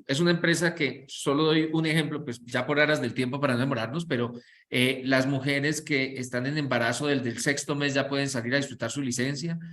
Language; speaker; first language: Spanish; native; Spanish